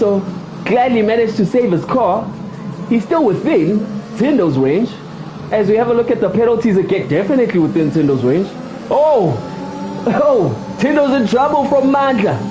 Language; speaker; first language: English; non-native, local second language; Zulu